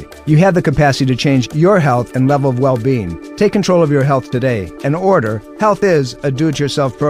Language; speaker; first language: English; native; English